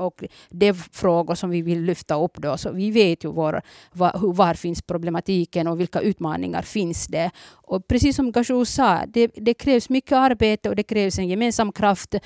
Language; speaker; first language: Swedish; early bilingual, other home language; Somali